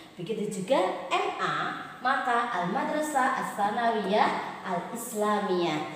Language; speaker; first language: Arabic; non-native, fluent; Indonesian